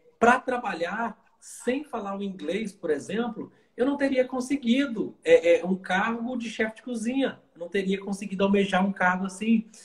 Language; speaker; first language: Portuguese; native; Portuguese